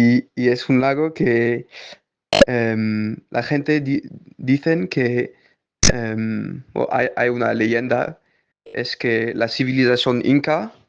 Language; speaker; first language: Spanish; non-native, learner; French